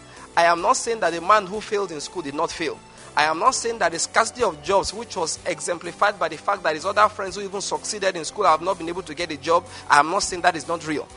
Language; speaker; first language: English; non-native, local second language; Igbo